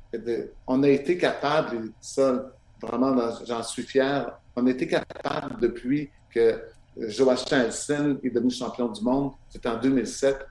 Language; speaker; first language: French; native; French